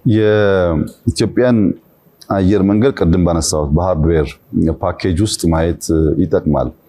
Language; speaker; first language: Amharic; non-native, local second language; Oromo